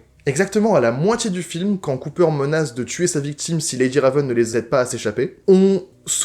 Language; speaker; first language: French; native; French